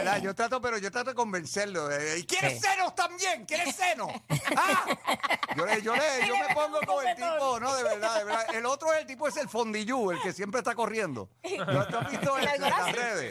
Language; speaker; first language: Spanish; native; Spanish